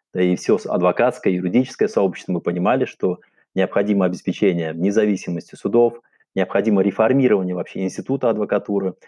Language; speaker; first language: Russian; non-native, local second language; Uzbek